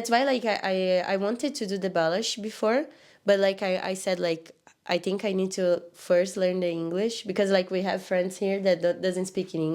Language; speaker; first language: English; non-native, learner; Portuguese